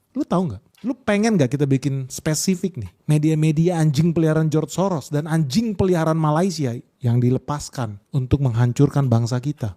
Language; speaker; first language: Indonesian; native; Indonesian